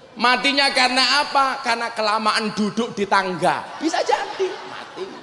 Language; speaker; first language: Indonesian; non-native, local second language; Javanese